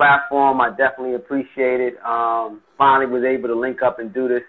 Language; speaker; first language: English; native; English